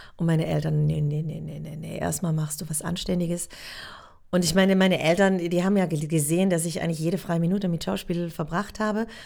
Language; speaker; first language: German; native; German